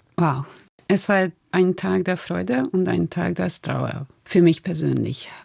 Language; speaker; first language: German; non-native, fluent; Hungarian